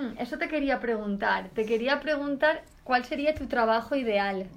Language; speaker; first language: Spanish; native; Spanish